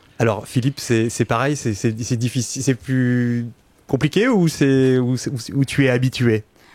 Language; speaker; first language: French; native; French